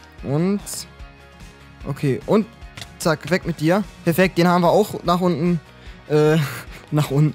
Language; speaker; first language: German; native; German